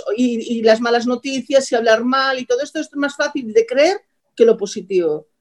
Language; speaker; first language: Spanish; native; Spanish